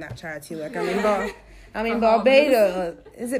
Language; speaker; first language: English; non-native, local second language; Yoruba